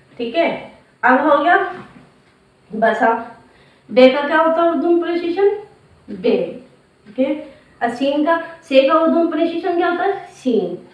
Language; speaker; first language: Hindi; native; Hindi